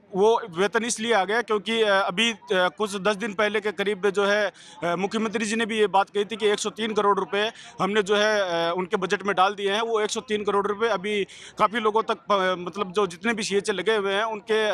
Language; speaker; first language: Hindi; native; Hindi